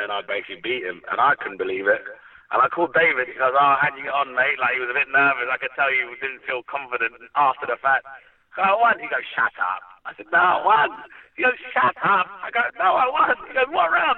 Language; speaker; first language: English; native; English